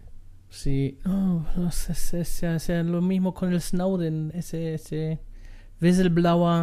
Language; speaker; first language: Spanish; non-native, learner; German